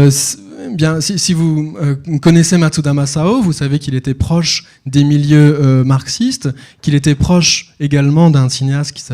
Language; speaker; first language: French; native; French